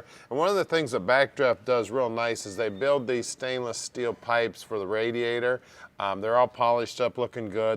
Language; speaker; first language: English; native; English